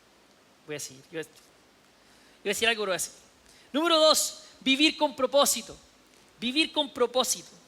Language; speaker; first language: Spanish; native; Spanish